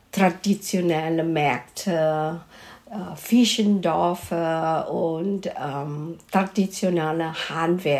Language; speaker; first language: German; non-native, fluent; Malay